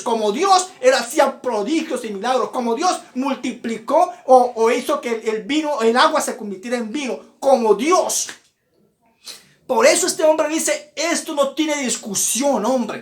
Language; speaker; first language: Spanish; native; Spanish